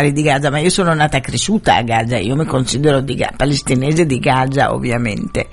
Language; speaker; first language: Italian; non-native, fluent; Arabic